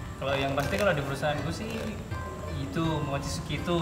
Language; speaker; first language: Indonesian; native; Indonesian